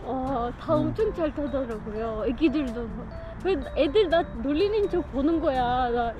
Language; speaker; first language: Korean; non-native, fluent; Turkish